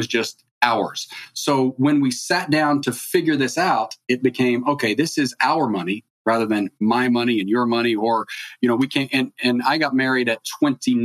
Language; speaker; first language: English; native; English